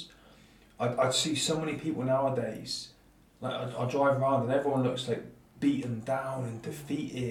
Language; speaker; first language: English; native; English